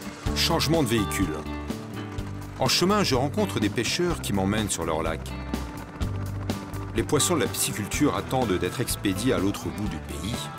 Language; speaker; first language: French; native; French